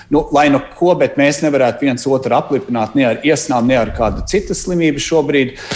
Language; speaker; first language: Latvian; early bilingual, heritage; Latvian